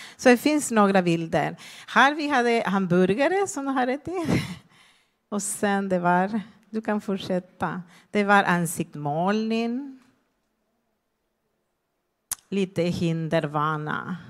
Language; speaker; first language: Swedish; non-native, fluent; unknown